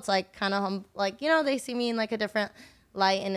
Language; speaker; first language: English; native; English